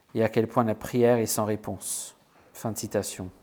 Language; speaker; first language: French; non-native, fluent; English